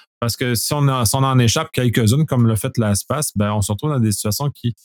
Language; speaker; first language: French; native; French